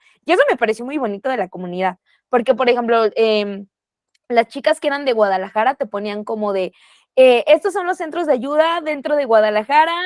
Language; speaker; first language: Spanish; native; Spanish